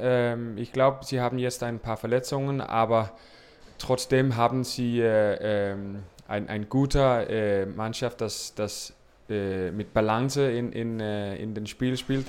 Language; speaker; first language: German; non-native, learner; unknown